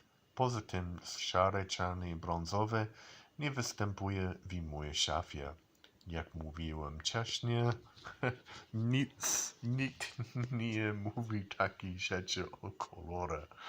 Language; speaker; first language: Polish; non-native, learner; English